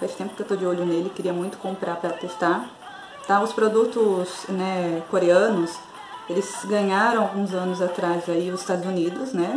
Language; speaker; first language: Portuguese; native; Portuguese